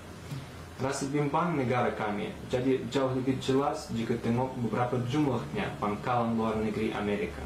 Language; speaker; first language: Malay; non-native, fluent; Russian